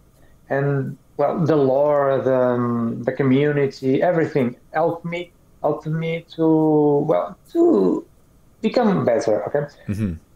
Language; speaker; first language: English; non-native, fluent; Portuguese